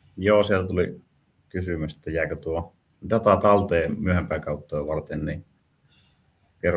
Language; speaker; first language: Finnish; native; Finnish